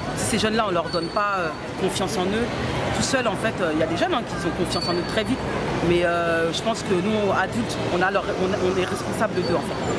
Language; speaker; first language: French; early bilingual, other home language; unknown